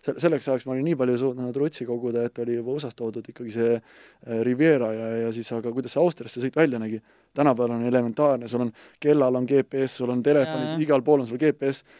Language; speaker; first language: Estonian; native; Estonian